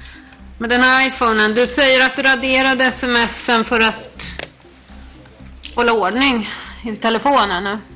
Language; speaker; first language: Swedish; native; Swedish